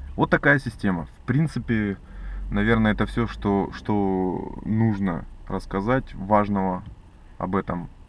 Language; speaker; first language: Russian; native; Russian